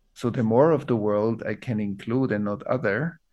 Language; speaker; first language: English; non-native, fluent; German